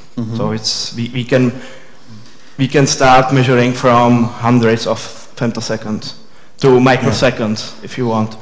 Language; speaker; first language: English; non-native, fluent; Czech